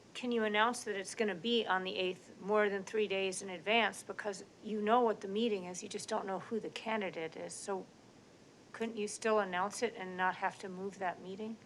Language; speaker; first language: English; native; English